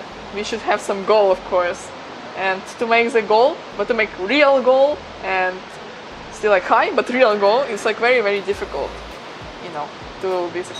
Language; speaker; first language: English; non-native, fluent; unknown